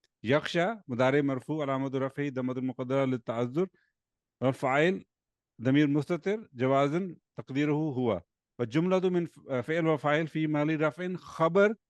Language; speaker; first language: Arabic; non-native, fluent; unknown